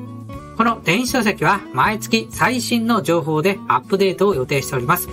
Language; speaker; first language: Japanese; native; Japanese